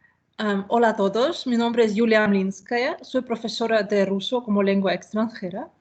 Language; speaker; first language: Spanish; non-native, fluent; Russian